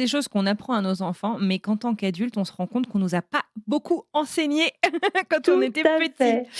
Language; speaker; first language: French; native; French